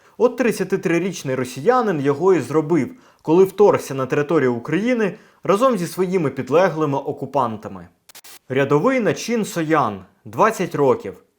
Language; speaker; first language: Ukrainian; native; Ukrainian